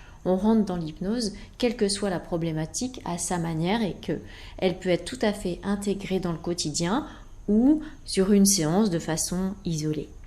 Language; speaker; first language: French; native; French